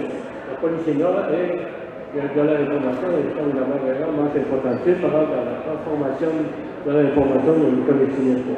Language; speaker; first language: Spanish; non-native, learner; French